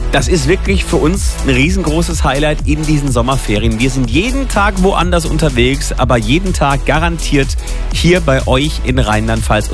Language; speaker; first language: German; native; German